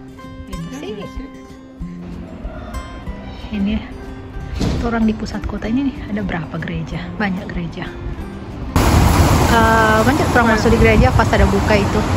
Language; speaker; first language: Indonesian; non-native, local second language; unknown